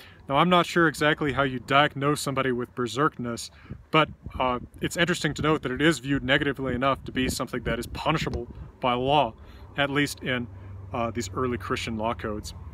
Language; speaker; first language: English; native; English